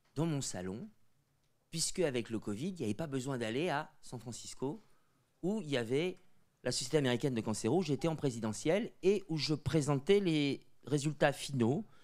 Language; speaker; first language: French; native; French